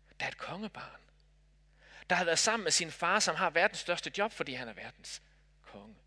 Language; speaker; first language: Danish; native; Danish